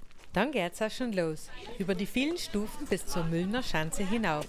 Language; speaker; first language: German; native; German